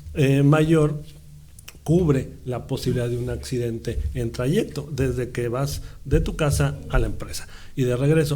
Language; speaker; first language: Spanish; native; Spanish